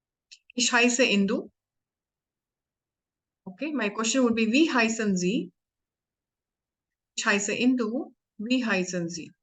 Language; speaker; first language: German; non-native, learner; Hindi